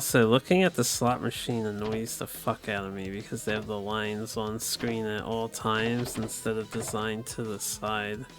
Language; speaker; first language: English; native; English